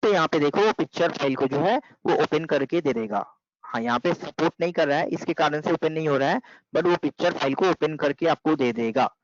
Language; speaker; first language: Hindi; non-native, local second language; Bangla